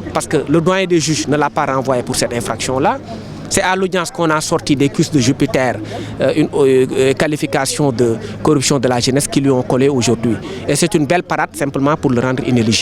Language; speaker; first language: French; non-native, local second language; Wolof